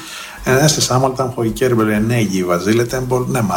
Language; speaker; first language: Hungarian; non-native, fluent; Greek